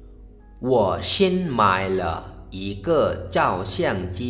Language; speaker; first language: Chinese; non-native, fluent; Lao